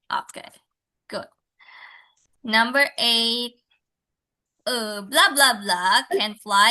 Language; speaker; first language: English; non-native, local second language; Indonesian